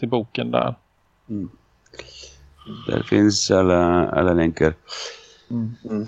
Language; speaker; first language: Swedish; non-native, fluent; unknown